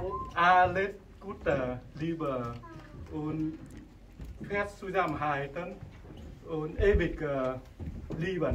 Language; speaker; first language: German; non-native, learner; Vietnamese